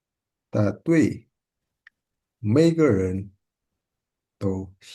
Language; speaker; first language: Chinese; non-native, learner; Indonesian